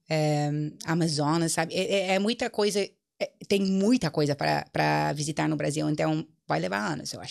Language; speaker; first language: Portuguese; non-native, fluent; English